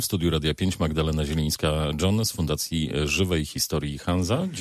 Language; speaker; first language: Polish; native; Polish